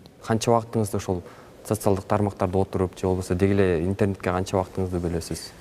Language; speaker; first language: Kyrgyz; native; Kyrgyz